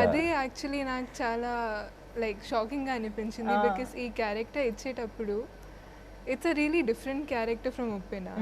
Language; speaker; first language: Telugu; non-native, fluent; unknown